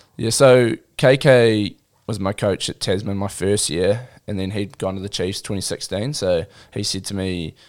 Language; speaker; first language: English; native; English